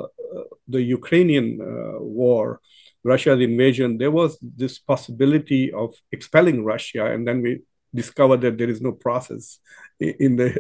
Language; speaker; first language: English; non-native, local second language; Urdu